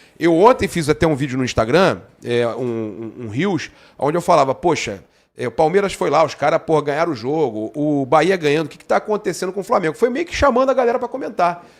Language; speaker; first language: Portuguese; native; Portuguese